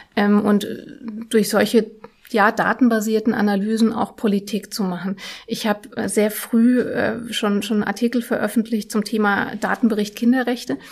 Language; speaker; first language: German; early bilingual, other home language; Russian